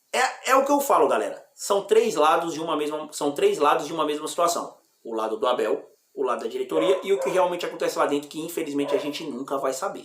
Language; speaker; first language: Portuguese; native; Portuguese